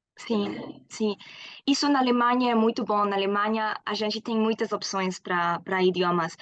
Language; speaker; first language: Portuguese; non-native, fluent; German